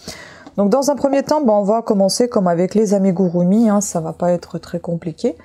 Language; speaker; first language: French; native; French